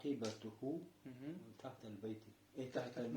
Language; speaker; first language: Arabic; non-native, learner; Russian